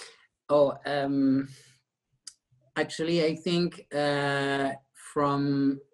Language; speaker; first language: English; non-native, learner; French